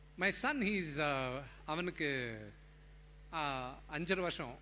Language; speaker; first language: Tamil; non-native, local second language; Telugu